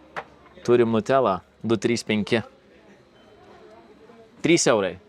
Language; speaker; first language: English; non-native, learner; Lithuanian